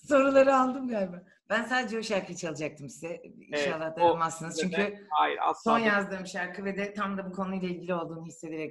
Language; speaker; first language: Turkish; native; Turkish